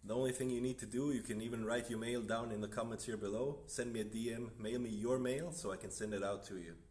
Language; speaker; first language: English; non-native, fluent; Danish